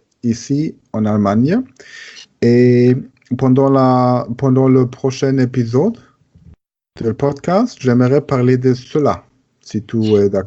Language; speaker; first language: French; non-native, learner; German